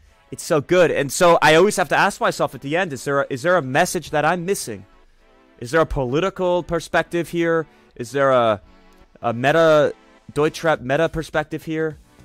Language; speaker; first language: English; native; English